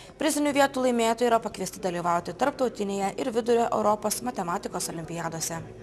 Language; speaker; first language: Lithuanian; native; Lithuanian